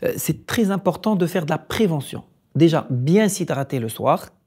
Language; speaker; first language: French; non-native, local second language; Arabic